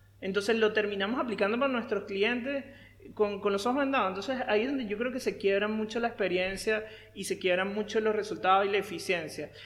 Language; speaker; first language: Spanish; native; Spanish